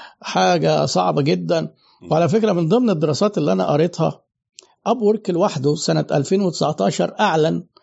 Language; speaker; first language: Arabic; native; Arabic